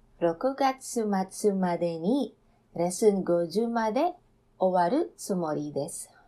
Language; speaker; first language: Japanese; non-native, fluent; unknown